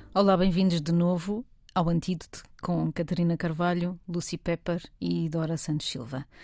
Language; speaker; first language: Portuguese; native; Portuguese